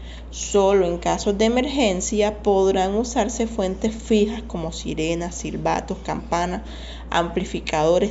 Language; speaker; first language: Spanish; native; Spanish